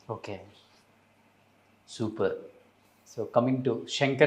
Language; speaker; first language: Telugu; native; Telugu